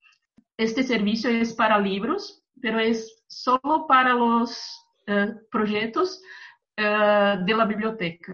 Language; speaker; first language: Spanish; non-native, fluent; Portuguese